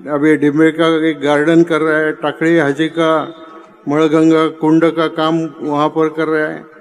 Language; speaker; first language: Hindi; non-native, local second language; Marathi